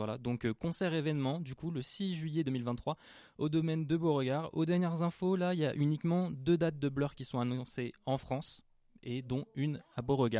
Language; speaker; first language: French; native; French